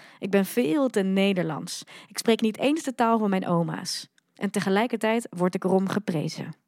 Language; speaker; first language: Dutch; early bilingual, other home language; Arabic